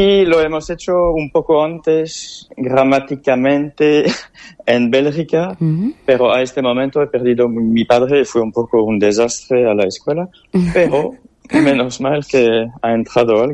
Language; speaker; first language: Spanish; non-native, learner; French